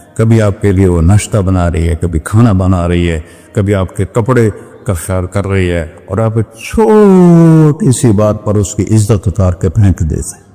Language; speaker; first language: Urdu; non-native, local second language; Punjabi